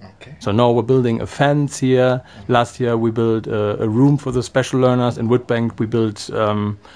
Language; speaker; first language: English; non-native, fluent; German